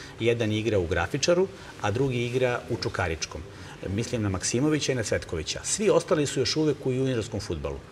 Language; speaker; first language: Serbian; native; Serbian